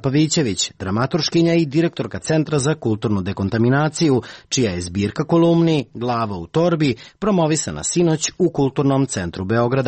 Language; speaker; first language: Serbian; native; Serbian